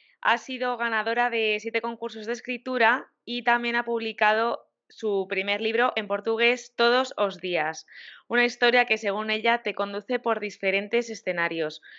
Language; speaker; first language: Spanish; native; Spanish